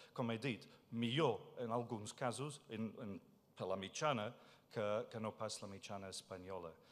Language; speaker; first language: Catalan; non-native, fluent; English